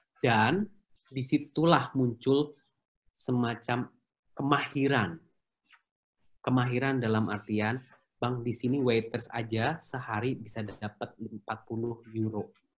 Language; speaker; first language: Indonesian; native; Indonesian